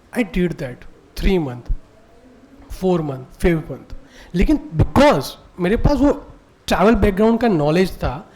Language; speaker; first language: Hindi; non-native, local second language; Gujarati